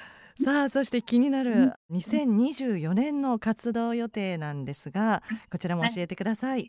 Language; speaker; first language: Japanese; native; Japanese